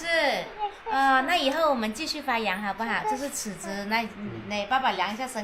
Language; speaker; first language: Chinese; native; Chinese